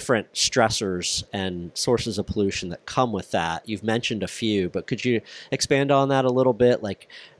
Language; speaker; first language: English; native; English